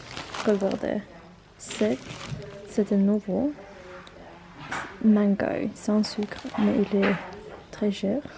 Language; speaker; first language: French; non-native, learner; Norwegian